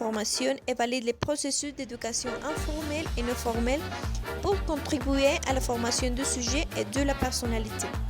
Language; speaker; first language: French; non-native, learner; Spanish